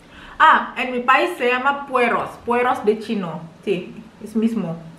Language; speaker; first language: Spanish; non-native, learner; Indonesian